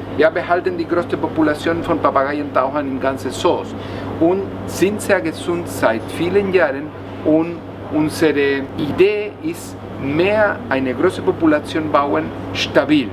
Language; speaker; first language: German; non-native, learner; Spanish